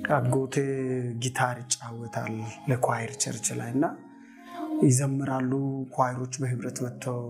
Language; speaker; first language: Amharic; non-native, local second language; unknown